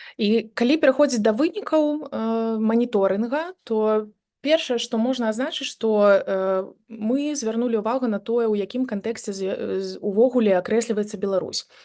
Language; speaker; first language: Belarusian; native; Belarusian